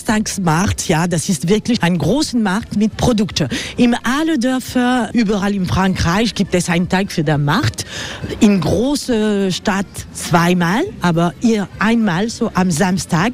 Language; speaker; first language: German; non-native, fluent; French